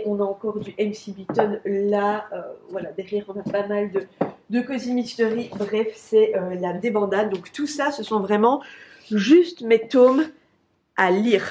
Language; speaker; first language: French; native; French